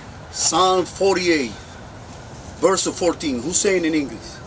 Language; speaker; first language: English; non-native, learner; Spanish